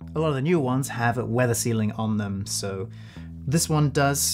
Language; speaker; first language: English; native; English